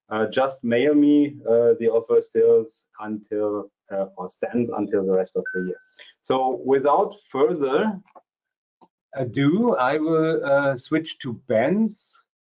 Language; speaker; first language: English; non-native, fluent; German